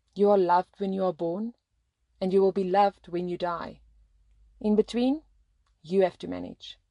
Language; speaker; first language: English; non-native, local second language; Afrikaans